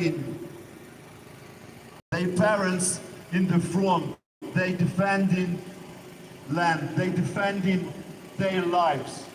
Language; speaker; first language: English; non-native, learner; Ukrainian